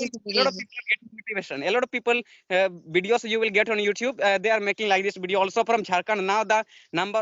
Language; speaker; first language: English; non-native, learner; Santali